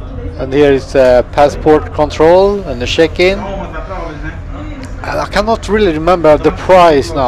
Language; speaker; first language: English; non-native, fluent; Swedish